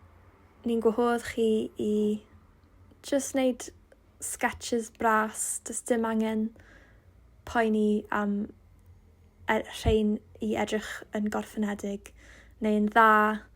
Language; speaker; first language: Welsh; non-native, local second language; English